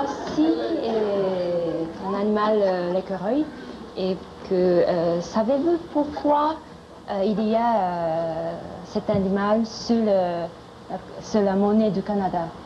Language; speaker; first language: French; non-native, fluent; Japanese